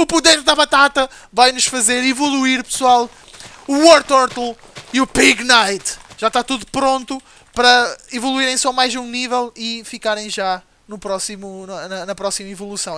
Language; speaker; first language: Portuguese; native; Portuguese